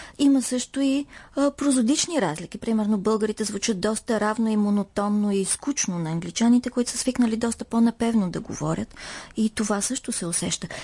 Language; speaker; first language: Bulgarian; native; Bulgarian